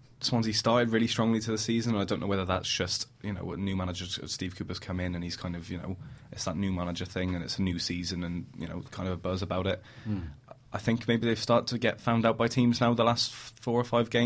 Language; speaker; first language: English; native; English